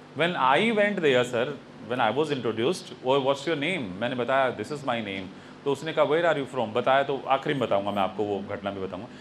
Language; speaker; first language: Hindi; native; Hindi